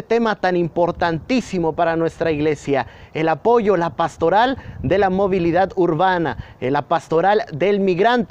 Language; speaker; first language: Spanish; native; Spanish